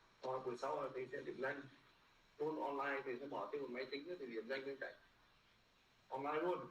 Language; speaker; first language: Vietnamese; native; Vietnamese